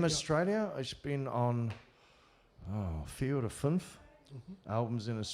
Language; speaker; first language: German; non-native, learner; English